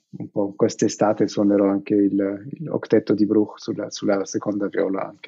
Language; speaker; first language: Italian; non-native, fluent; Russian